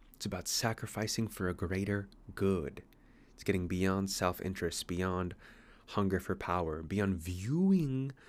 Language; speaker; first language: English; native; English